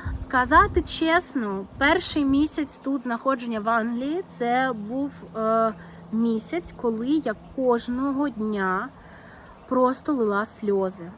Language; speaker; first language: Ukrainian; non-native, local second language; Russian